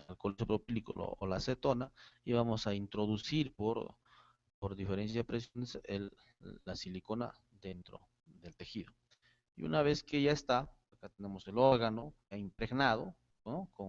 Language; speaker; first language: Spanish; native; Spanish